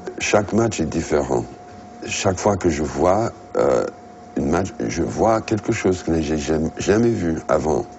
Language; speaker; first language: French; non-native, fluent; English